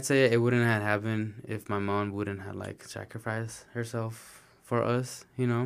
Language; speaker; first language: English; non-native, fluent; Spanish